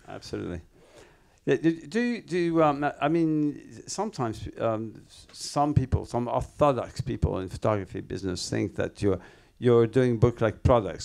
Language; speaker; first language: English; non-native, fluent; French